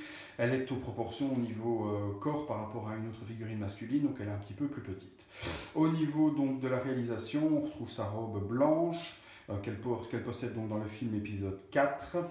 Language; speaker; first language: French; native; French